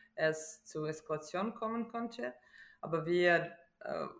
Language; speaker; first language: German; non-native, fluent; Ukrainian